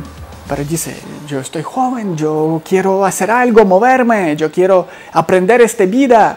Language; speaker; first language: Spanish; non-native, fluent; Ukrainian